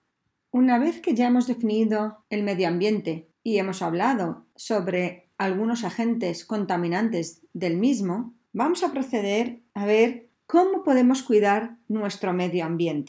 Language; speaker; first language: Spanish; native; Spanish